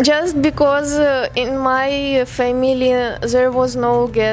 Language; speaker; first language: English; non-native, learner; Russian